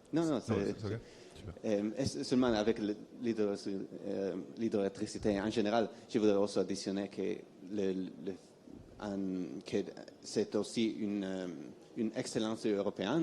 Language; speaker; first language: French; non-native, fluent; Italian